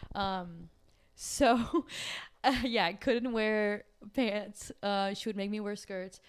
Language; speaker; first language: English; early bilingual, other home language; Portuguese